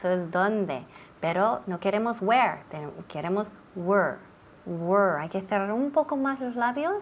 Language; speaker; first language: Spanish; non-native, fluent; English